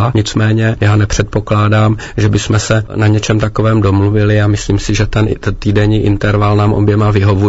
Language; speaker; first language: Czech; native; Czech